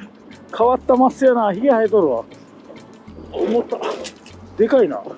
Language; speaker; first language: Japanese; native; Japanese